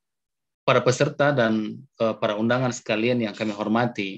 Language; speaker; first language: Indonesian; native; Indonesian